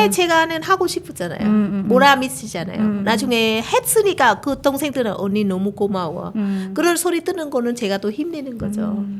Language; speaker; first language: Korean; non-native, learner; Vietnamese